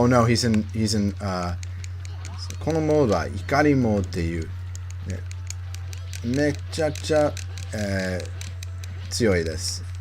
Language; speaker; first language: Japanese; non-native, learner; English